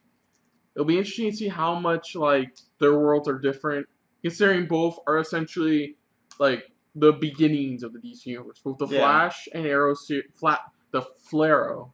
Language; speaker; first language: English; native; English